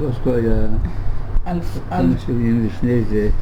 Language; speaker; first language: Hebrew; early bilingual, other home language; German